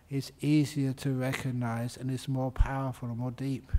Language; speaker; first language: English; native; English